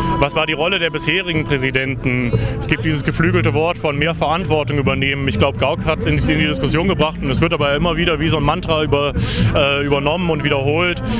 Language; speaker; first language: German; native; German